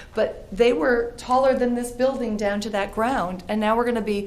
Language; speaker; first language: English; native; English